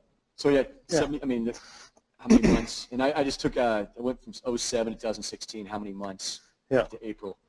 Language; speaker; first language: English; native; English